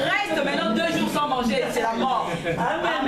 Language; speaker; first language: French; non-native, local second language; Lingala